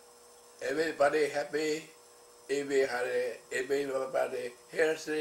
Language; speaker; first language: English; non-native, learner; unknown